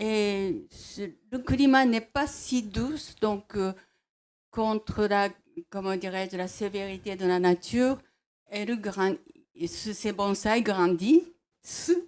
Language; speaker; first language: French; non-native, fluent; Japanese